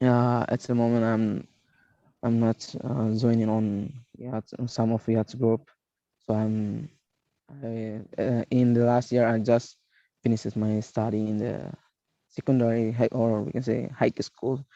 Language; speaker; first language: English; non-native, learner; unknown